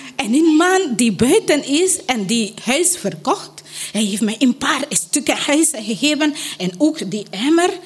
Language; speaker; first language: Dutch; non-native, learner; Spanish